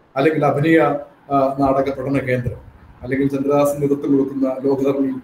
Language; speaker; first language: English; non-native, local second language; Malayalam